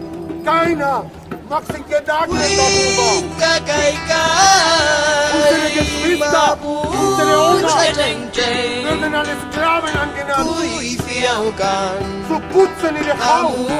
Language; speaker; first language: German; non-native, learner; Spanish